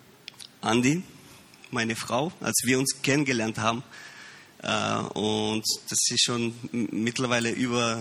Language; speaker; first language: German; early bilingual, heritage; Romanian